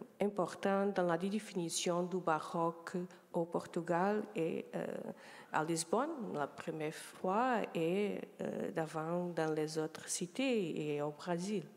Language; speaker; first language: French; non-native, learner; Portuguese